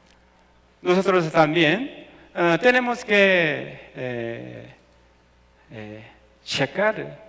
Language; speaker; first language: Spanish; non-native, fluent; Korean